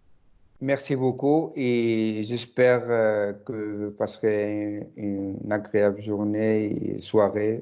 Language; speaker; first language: French; non-native, learner; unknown